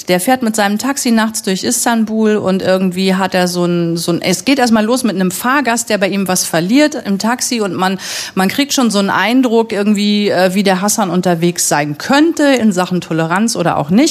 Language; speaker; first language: German; native; German